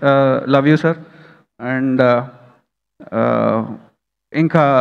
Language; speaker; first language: Telugu; native; Telugu